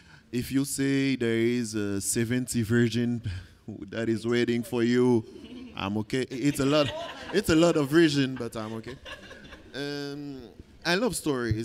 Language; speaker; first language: English; non-native, learner; Haitian Creole